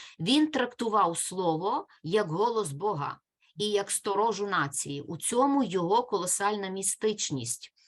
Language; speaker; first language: Ukrainian; native; Ukrainian